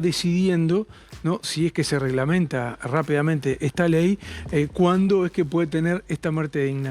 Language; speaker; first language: Spanish; native; Spanish